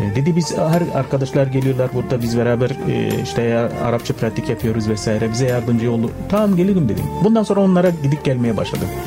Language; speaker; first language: Turkish; non-native, fluent; Arabic